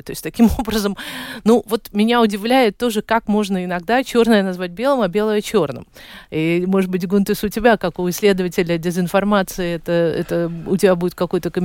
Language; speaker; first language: Russian; native; Russian